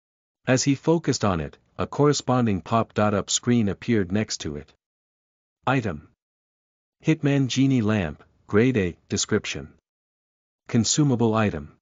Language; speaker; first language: English; native; English